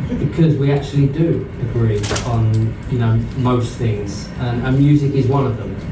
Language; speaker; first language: English; native; English